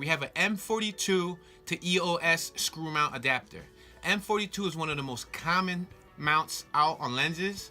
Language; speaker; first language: English; native; English